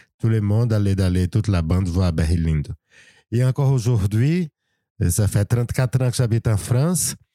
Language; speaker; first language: French; non-native, fluent; Portuguese